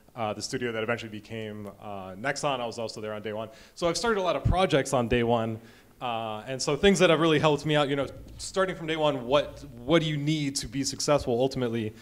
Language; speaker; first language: English; native; English